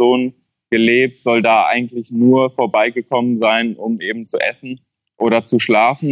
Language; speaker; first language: German; native; German